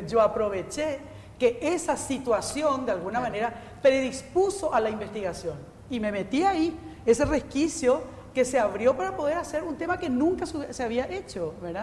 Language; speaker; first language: Spanish; native; Spanish